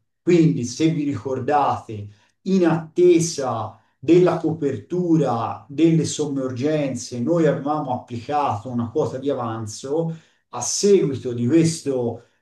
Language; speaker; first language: Italian; native; Italian